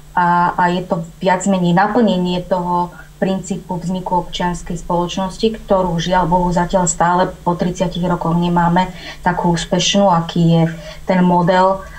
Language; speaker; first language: Slovak; native; Slovak